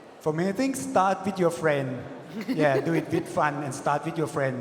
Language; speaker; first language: English; non-native, learner; Thai